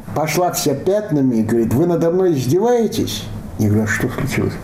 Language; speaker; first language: Russian; non-native, local second language; Yiddish